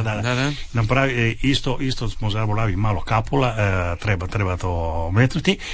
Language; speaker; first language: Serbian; non-native, local second language; Italian